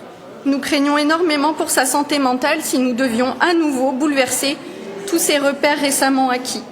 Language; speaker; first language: French; native; French